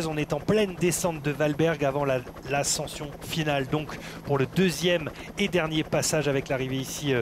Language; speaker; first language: French; native; French